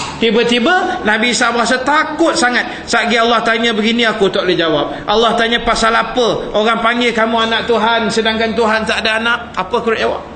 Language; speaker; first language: Malay; native; Malay